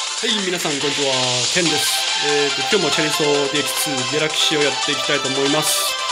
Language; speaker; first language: Japanese; non-native, fluent; Chinese